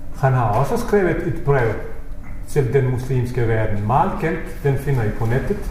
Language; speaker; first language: Danish; non-native, fluent; Bosnian